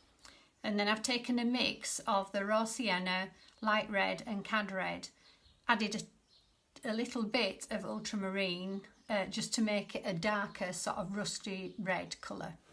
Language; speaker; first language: English; native; English